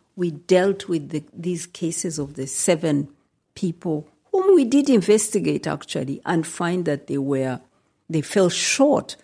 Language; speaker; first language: English; non-native, local second language; Nyankole